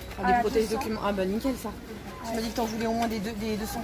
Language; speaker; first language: French; native; French